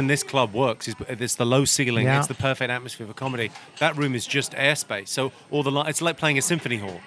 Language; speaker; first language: English; native; English